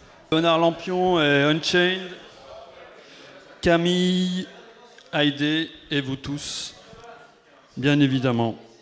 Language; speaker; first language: French; native; French